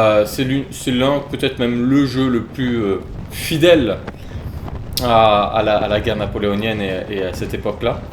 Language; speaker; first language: French; native; French